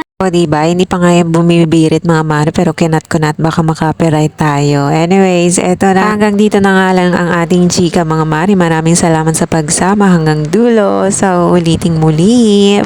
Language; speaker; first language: Filipino; non-native, local second language; Bikol